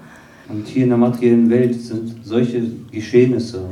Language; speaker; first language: German; non-native, learner; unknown